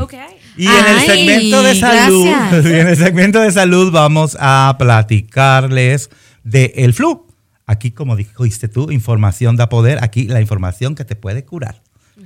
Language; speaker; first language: Spanish; native; Spanish